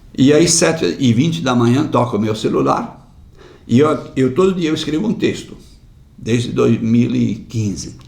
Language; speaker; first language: Portuguese; non-native, local second language; German